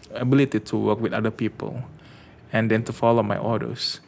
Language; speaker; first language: English; early bilingual, other home language; Indonesian